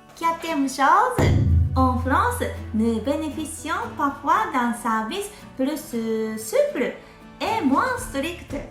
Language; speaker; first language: French; non-native, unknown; Japanese